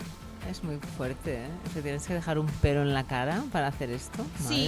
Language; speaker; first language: Spanish; native; Spanish